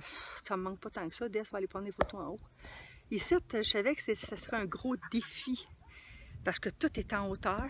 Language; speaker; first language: French; native; French